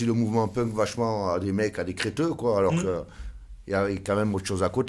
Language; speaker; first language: French; native; French